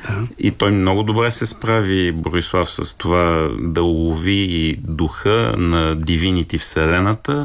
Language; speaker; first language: Bulgarian; native; Bulgarian